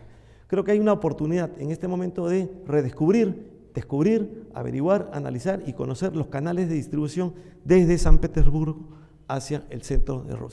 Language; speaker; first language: Spanish; native; Spanish